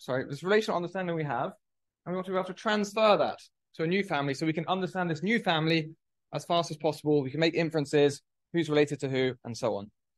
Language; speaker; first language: English; native; English